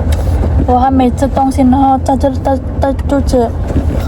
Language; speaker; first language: Chinese; non-native, learner; Indonesian